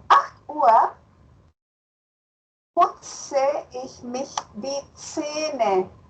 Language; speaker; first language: German; non-native, fluent; Spanish